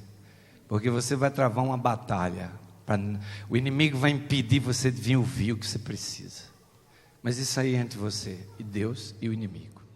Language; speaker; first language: Portuguese; native; Portuguese